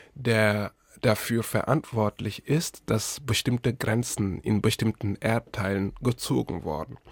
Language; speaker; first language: German; non-native, fluent; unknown